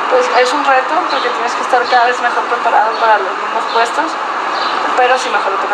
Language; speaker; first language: Spanish; native; Spanish